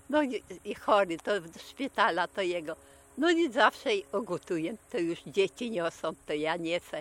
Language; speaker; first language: Polish; non-native, local second language; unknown